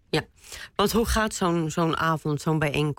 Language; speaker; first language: Dutch; native; Dutch